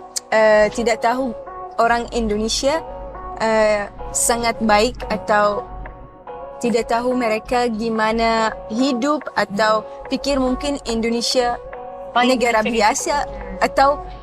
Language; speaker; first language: Indonesian; non-native, fluent; Arabic